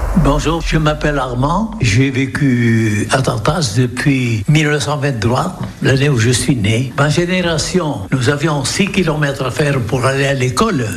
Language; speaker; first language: French; non-native, local second language; Occitan